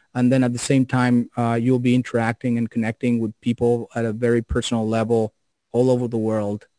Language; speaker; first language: English; non-native, fluent; Spanish